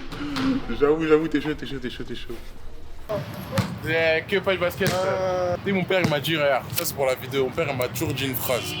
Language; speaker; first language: French; native; French